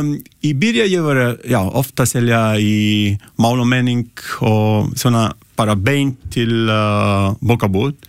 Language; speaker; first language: Icelandic; non-native, learner; Italian